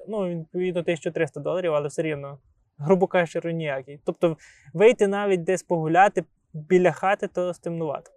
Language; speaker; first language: Ukrainian; native; Ukrainian